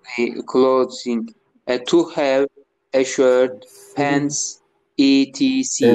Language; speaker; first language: English; non-native, learner; Turkish